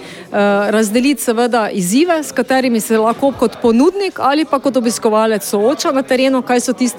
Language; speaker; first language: Slovenian; native; Slovenian